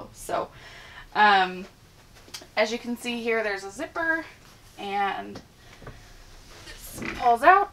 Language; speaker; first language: English; native; English